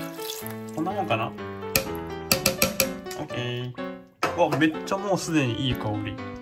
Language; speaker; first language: Japanese; native; Japanese